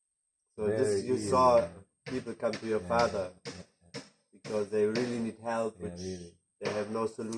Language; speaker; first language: English; non-native, fluent; German